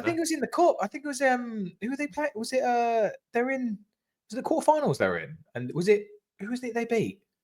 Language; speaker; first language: English; native; English